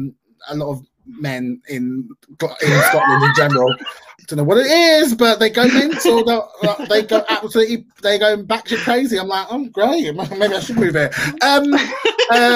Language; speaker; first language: English; native; English